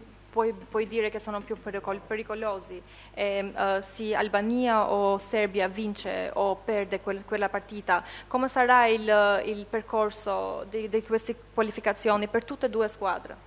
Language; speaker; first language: Italian; non-native, fluent; Albanian